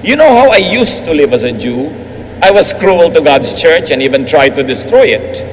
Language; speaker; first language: English; non-native, local second language; Filipino